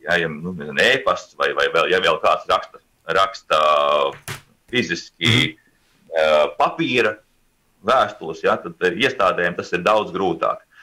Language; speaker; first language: Latvian; native; Latvian